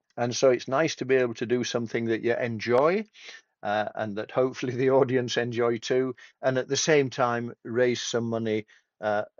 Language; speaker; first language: English; native; English